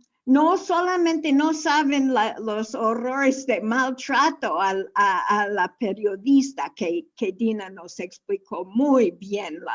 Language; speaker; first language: Spanish; non-native, fluent; English